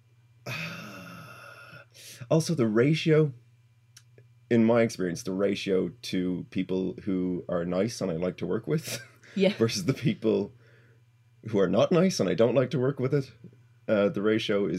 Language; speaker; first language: English; native; English